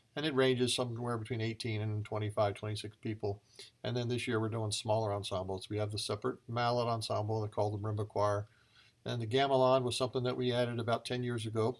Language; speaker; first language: English; native; English